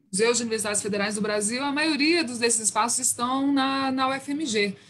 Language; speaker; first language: Portuguese; native; Portuguese